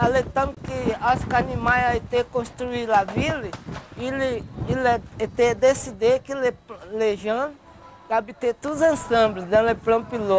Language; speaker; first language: French; non-native, learner; Portuguese